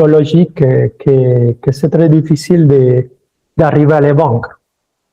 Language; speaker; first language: French; early bilingual, other home language; Spanish